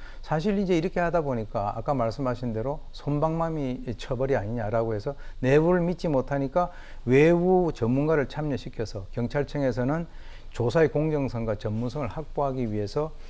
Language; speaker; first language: Korean; native; Korean